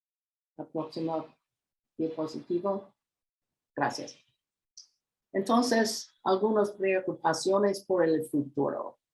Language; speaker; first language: Spanish; non-native, learner; English